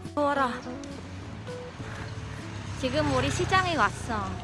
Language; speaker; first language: Korean; non-native, local second language; Vietnamese